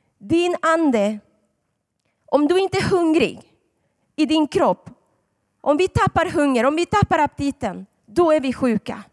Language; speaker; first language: Swedish; non-native, fluent; Spanish